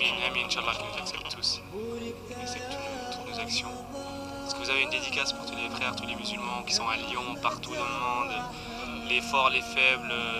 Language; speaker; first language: French; native; French